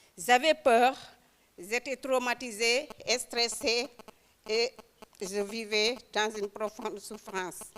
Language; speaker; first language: French; non-native, local second language; Wolof